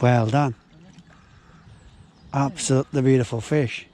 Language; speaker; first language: English; non-native, learner; Turkish